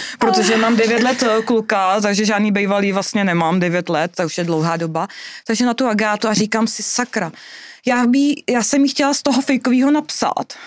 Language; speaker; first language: Czech; native; Czech